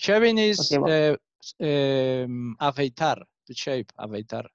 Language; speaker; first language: English; non-native, learner; Spanish